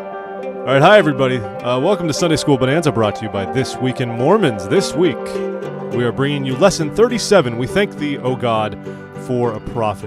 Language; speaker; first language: English; native; English